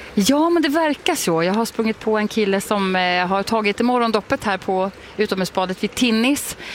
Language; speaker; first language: Swedish; native; Swedish